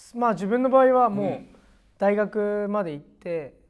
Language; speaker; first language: Japanese; native; Japanese